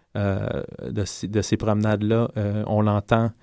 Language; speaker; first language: French; non-native, fluent; English